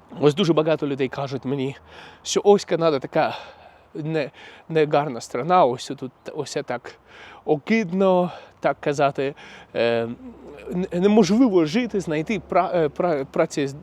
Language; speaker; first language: Ukrainian; non-native, local second language; Russian